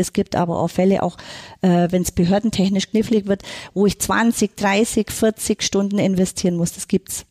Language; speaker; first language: German; native; German